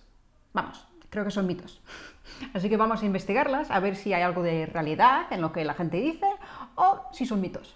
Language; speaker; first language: Spanish; non-native, fluent; English